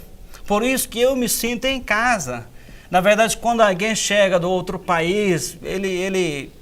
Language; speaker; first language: Portuguese; non-native, fluent; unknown